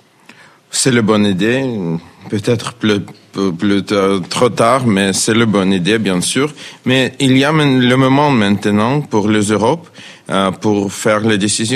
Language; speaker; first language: French; non-native, learner; Ukrainian